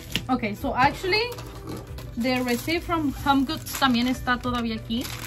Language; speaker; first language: Spanish; early bilingual, heritage; Spanish